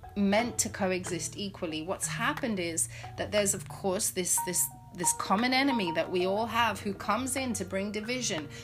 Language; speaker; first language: English; native; English